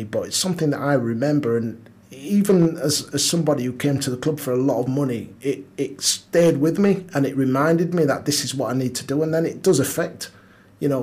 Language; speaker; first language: English; native; English